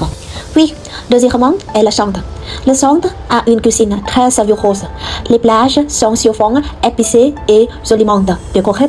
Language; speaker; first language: French; non-native, learner; Vietnamese